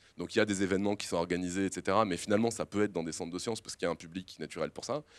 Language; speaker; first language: French; native; French